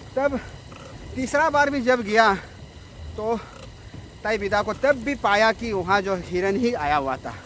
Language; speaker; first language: Hindi; non-native, local second language; Nyishi